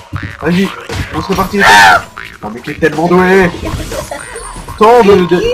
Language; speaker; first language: French; native; French